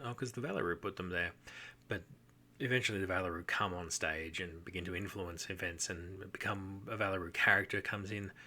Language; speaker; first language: English; native; English